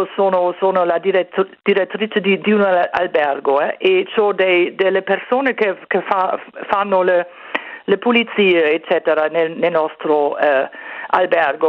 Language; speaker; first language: Italian; non-native, fluent; German